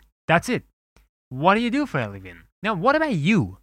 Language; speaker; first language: English; non-native, fluent; Persian